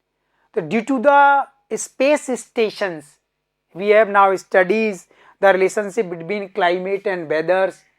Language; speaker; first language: English; non-native, local second language; Hindi